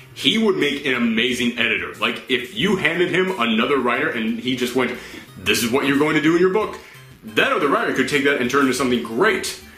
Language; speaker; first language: English; native; English